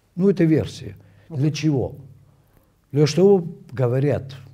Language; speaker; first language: Russian; non-native, local second language; Armenian